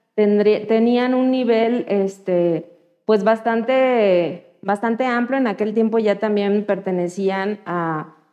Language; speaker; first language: Spanish; native; Spanish